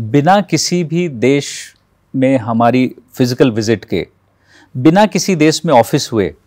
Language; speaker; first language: Hindi; native; Hindi